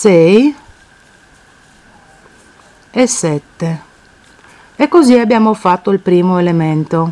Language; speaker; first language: Italian; non-native, fluent; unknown